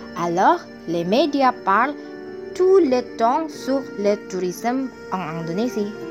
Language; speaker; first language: French; non-native, learner; Indonesian